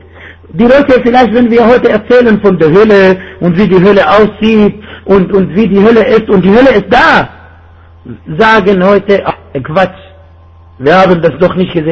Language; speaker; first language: German; non-native, fluent; Arabic